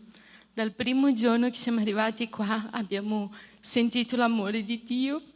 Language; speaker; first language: Italian; non-native, fluent; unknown